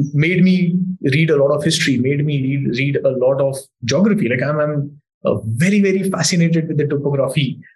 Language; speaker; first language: English; non-native, local second language; Hindi